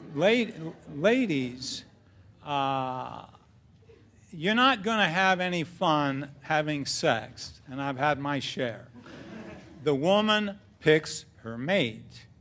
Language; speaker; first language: English; native; English